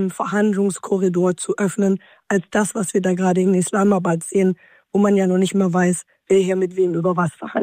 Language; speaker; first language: German; native; German